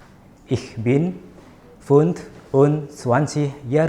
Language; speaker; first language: German; non-native, fluent; Indonesian